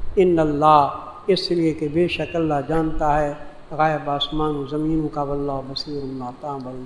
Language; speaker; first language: Urdu; non-native, local second language; Punjabi